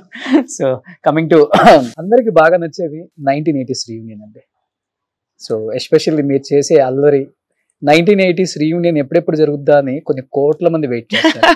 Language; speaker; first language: Telugu; native; Telugu